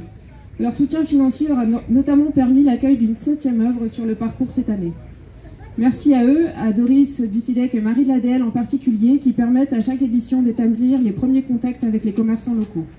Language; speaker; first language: French; native; French